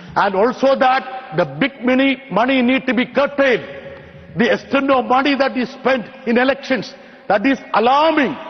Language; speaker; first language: English; non-native, local second language; Malayalam